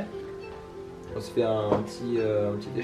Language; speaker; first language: French; native; French